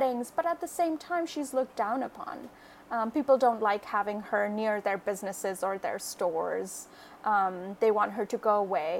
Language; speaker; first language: English; non-native, local second language; Bangla